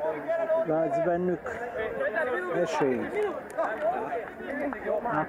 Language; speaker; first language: Hungarian; native; Hungarian